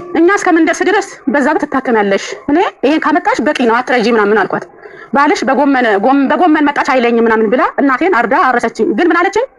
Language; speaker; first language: Amharic; non-native, local second language; Sebat Bet Gurage